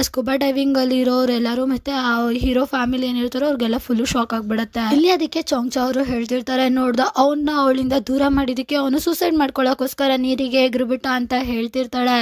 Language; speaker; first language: Kannada; native; Kannada